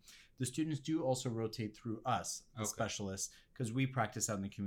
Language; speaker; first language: English; non-native, fluent; French